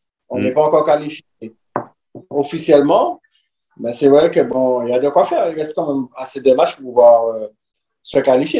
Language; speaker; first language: French; native; French